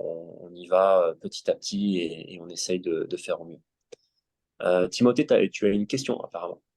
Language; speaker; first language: French; native; French